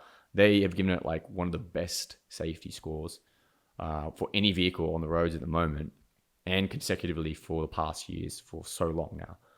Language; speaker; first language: English; native; English